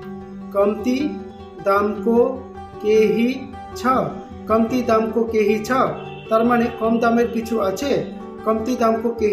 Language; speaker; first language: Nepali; non-native, fluent; Bangla